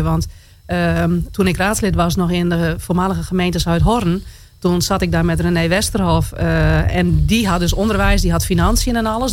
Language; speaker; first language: Dutch; native; Dutch